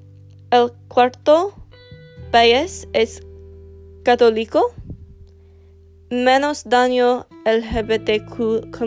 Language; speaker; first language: Spanish; non-native, learner; English